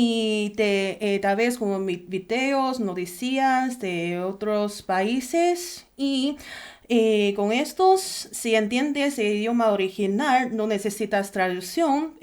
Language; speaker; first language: Spanish; non-native, learner; Chinese